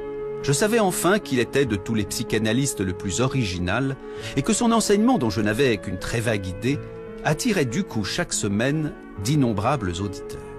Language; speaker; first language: French; native; French